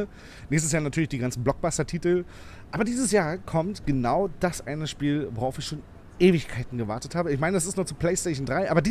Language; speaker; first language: German; native; German